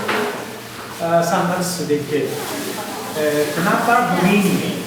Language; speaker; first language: Indonesian; non-native, fluent; Japanese